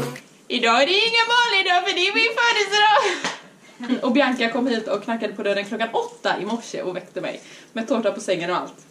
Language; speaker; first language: Swedish; native; Swedish